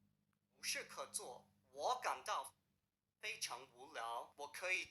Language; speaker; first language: Chinese; non-native, learner; English